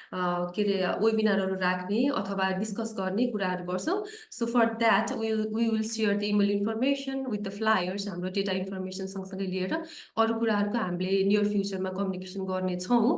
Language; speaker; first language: Nepali; native; Nepali